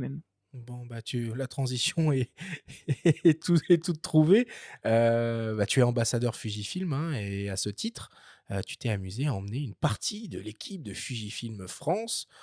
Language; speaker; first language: French; native; French